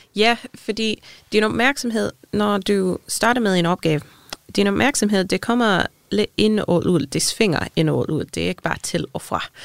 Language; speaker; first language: Danish; non-native, fluent; English